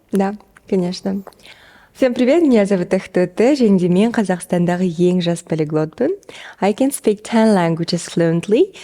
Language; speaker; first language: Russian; non-native, local second language; Kazakh